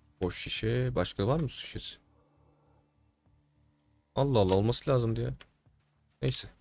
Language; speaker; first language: Turkish; native; Turkish